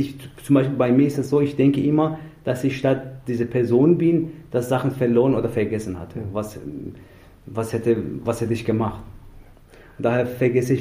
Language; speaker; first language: German; non-native, fluent; Persian